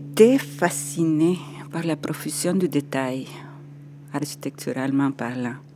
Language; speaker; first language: French; non-native, fluent; Spanish